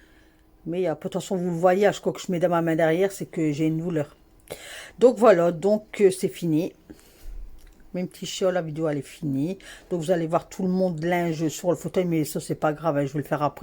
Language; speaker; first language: French; native; French